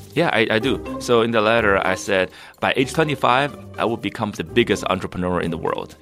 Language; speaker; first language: English; non-native, fluent; Chinese